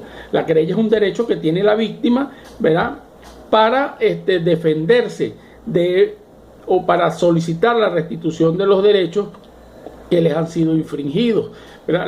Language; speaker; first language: Spanish; native; Spanish